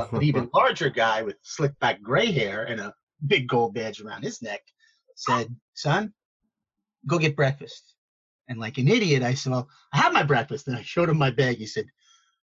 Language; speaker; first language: English; native; English